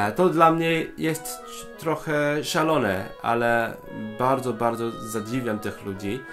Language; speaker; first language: Polish; non-native, fluent; Cantonese